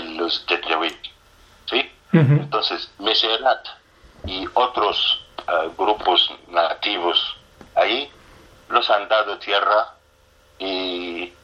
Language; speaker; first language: Spanish; non-native, fluent; Arabic